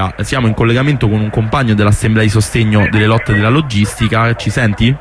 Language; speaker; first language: Italian; native; Italian